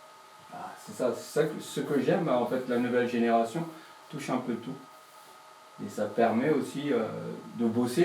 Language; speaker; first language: French; native; French